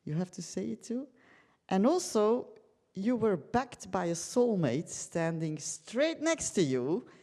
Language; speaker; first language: English; non-native, fluent; Dutch